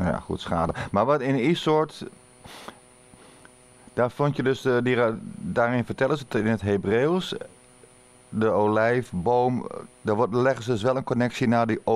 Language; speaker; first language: Dutch; native; Dutch